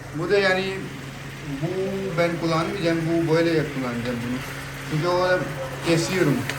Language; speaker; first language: Turkish; non-native, learner; Urdu